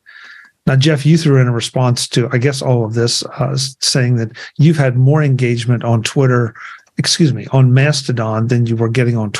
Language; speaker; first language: English; native; English